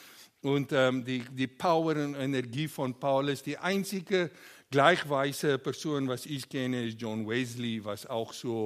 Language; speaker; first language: German; non-native, learner; Afrikaans